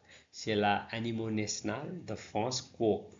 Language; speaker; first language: French; non-native, learner; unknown